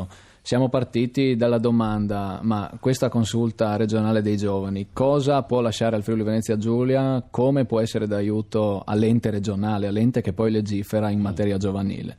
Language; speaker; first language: Italian; native; Italian